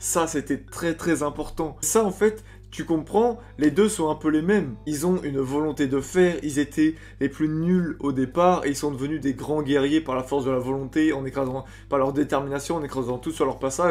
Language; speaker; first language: French; native; French